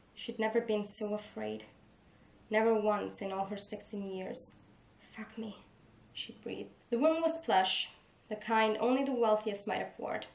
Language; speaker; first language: English; non-native, fluent; Italian